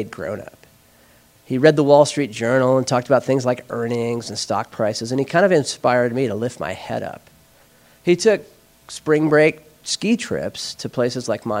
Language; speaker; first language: English; native; English